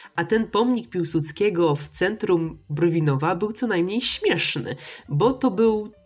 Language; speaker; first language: Polish; native; Polish